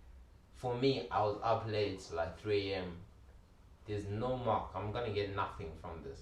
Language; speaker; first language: English; early bilingual, other home language; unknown